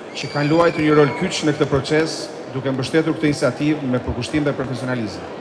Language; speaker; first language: Albanian; native; Albanian